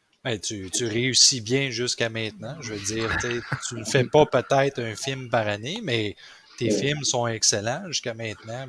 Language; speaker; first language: French; native; French